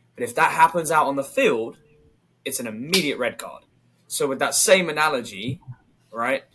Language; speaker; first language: English; native; English